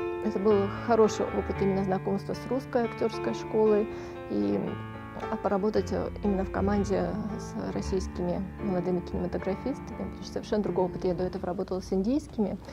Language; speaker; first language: Russian; non-native, local second language; Tajik